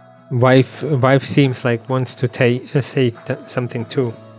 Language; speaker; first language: English; non-native, fluent; Latvian